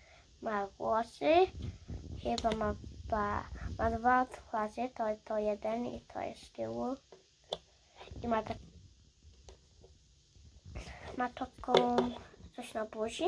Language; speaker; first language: Polish; early bilingual, heritage; Polish